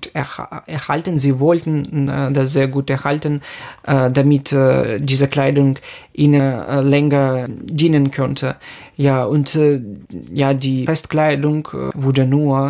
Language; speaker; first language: German; non-native, fluent; Ukrainian